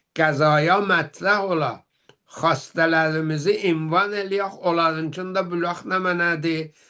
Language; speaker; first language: Azerbaijani; native; Azerbaijani